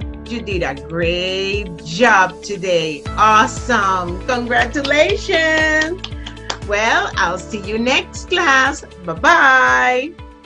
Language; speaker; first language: English; non-native, fluent; Spanish